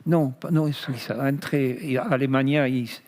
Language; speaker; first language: Spanish; non-native, fluent; French